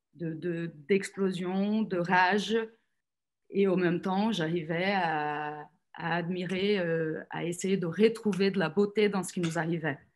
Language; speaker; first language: French; non-native, fluent; Portuguese